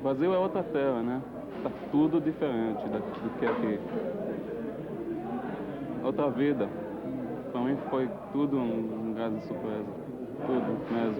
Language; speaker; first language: Portuguese; early bilingual, heritage; Portuguese